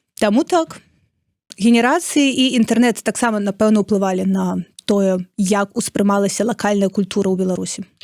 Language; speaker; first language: Belarusian; non-native, local second language; Russian